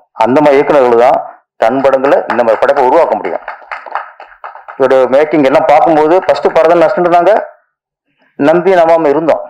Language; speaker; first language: Tamil; native; Tamil